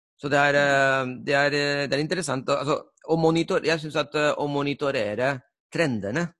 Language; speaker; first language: Norwegian; non-native, fluent; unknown